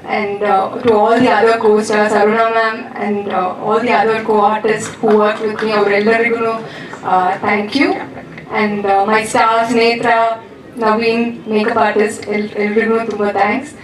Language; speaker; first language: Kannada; non-native, learner; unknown